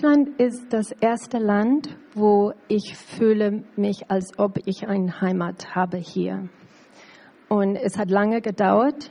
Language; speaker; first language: German; non-native, learner; English